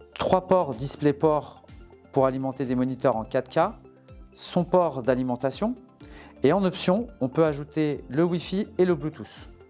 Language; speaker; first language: French; native; French